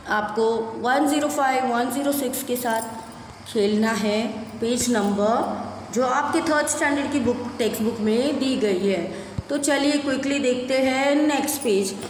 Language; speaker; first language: Hindi; non-native, local second language; Gujarati